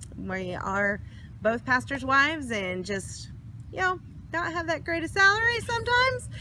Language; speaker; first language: English; native; English